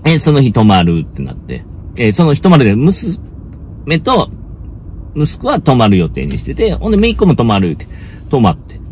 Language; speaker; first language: Japanese; native; Japanese